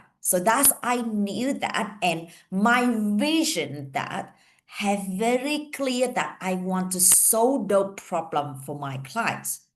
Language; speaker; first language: English; non-native, fluent; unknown